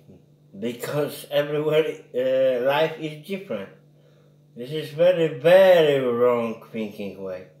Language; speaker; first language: English; non-native, learner; Polish